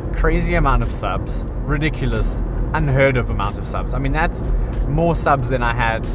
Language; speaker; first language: English; native; English